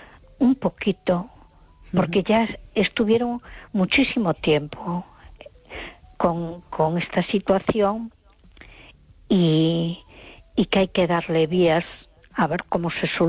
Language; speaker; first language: Spanish; native; Spanish